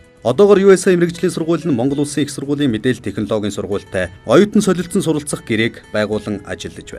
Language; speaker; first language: Mongolian; native; Mongolian